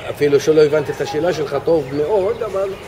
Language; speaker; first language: Hebrew; non-native, local second language; Arabic